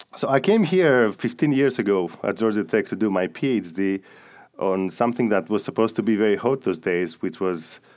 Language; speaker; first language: English; non-native, fluent; Greek